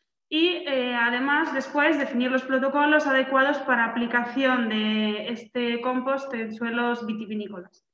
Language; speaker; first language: Spanish; native; Spanish